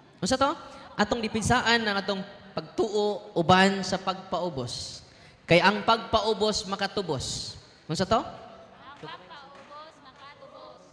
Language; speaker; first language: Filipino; native; Filipino